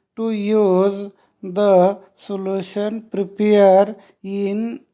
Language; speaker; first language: English; non-native, local second language; Marathi